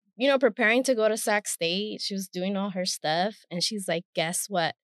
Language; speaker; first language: English; early bilingual, other home language; Spanish